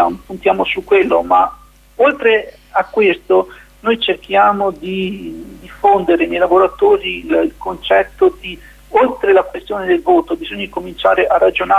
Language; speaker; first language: Italian; native; Italian